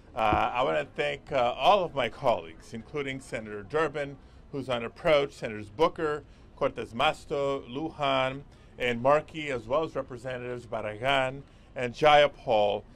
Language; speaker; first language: English; early bilingual, other home language; Spanish